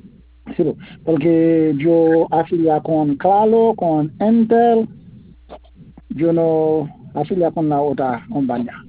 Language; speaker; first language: Spanish; non-native, learner; Haitian Creole